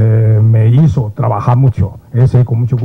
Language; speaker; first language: Spanish; non-native, learner; Chinese